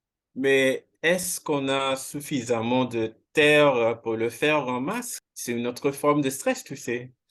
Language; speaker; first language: French; non-native, fluent; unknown